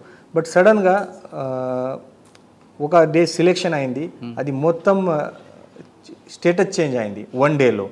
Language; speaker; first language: Telugu; non-native, learner; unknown